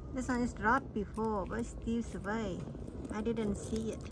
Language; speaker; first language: English; non-native, learner; Vietnamese